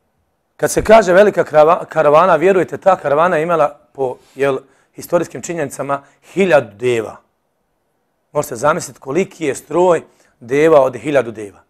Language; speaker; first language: Serbian; native; Serbian